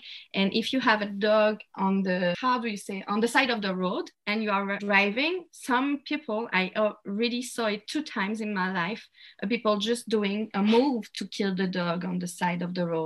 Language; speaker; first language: English; non-native, fluent; French